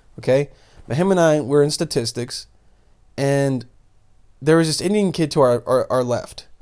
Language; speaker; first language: English; early bilingual, other home language; Bosnian